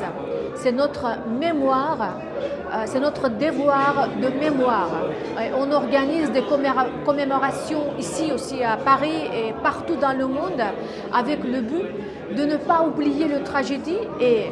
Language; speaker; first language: French; non-native, fluent; Azerbaijani